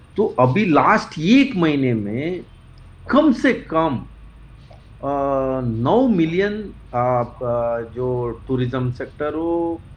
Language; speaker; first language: Hindi; non-native, local second language; Kannada